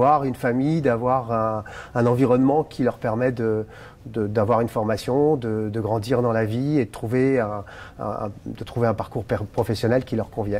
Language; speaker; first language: French; native; French